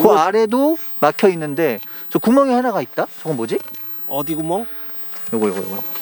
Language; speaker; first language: Korean; native; Korean